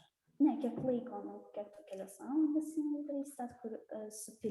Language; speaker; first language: Lithuanian; early bilingual, heritage; Russian